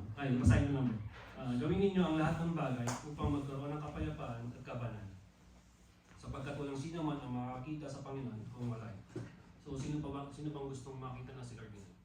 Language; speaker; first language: Filipino; non-native, local second language; Waray